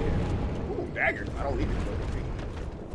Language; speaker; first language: English; native; English